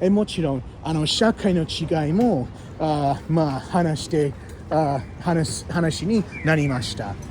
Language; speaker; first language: Japanese; non-native, learner; English